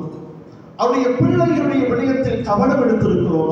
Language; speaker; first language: Tamil; native; Tamil